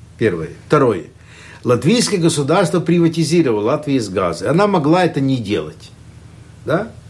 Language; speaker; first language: Russian; non-native, local second language; Latvian